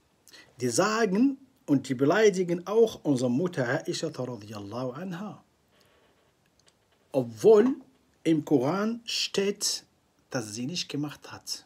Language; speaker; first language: German; non-native, fluent; Arabic